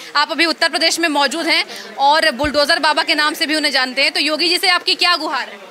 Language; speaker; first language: Hindi; native; Hindi